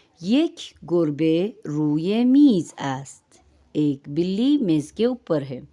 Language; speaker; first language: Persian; non-native, fluent; Urdu